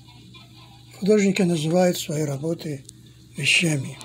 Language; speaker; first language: Russian; non-native, fluent; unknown